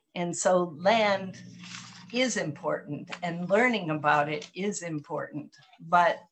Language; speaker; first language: English; native; English